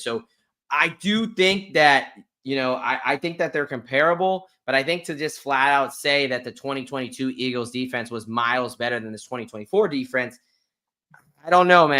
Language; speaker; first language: English; native; English